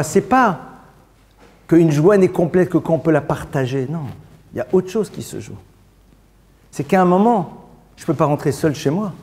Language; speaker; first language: French; native; French